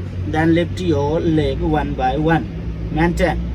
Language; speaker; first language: English; non-native, local second language; Hindi